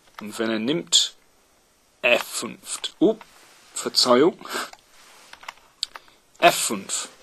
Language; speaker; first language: German; non-native, fluent; English